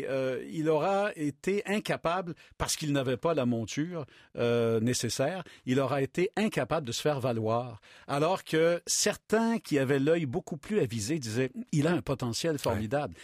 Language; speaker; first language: French; native; French